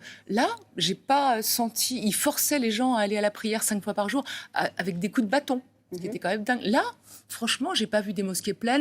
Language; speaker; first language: French; native; French